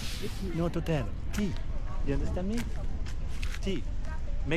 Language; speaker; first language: English; non-native, learner; French